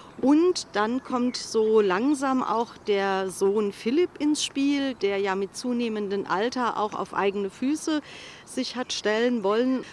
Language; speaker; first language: German; native; German